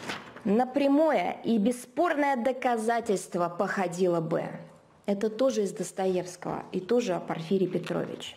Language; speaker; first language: Russian; native; Russian